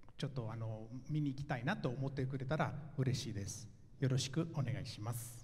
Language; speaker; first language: Japanese; non-native, fluent; Italian